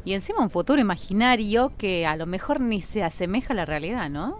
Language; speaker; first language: Spanish; native; Spanish